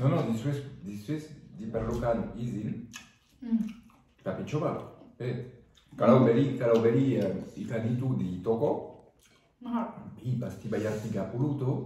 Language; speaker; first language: Indonesian; non-native, learner; French